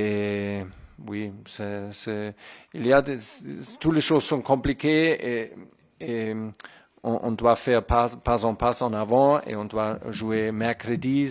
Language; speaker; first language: French; non-native, fluent; German